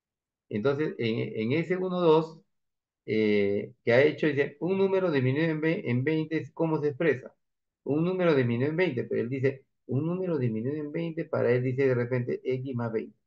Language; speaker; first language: Spanish; native; Spanish